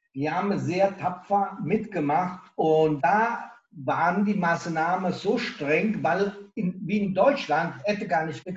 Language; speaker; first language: German; non-native, local second language; Italian